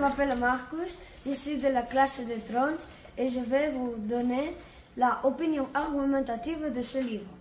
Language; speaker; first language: French; non-native, learner; Catalan